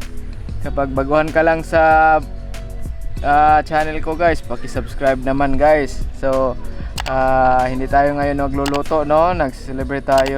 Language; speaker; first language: Filipino; non-native, local second language; Cebuano